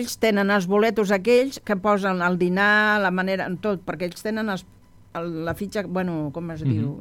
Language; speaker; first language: Catalan; non-native, local second language; Spanish